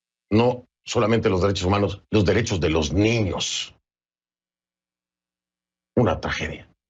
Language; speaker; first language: Spanish; native; Spanish